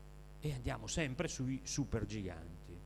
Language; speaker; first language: Italian; native; Italian